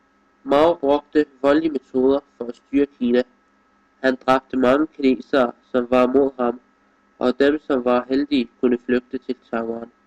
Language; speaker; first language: Danish; non-native, fluent; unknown